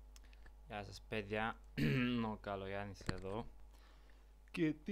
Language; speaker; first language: Greek; non-native, learner; Bulgarian